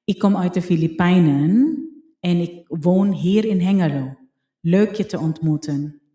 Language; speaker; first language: Dutch; non-native, fluent; Filipino